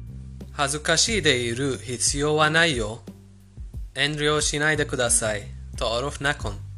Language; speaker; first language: Japanese; non-native, fluent; Persian